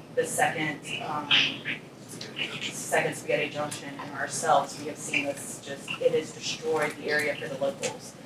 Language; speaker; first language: English; native; English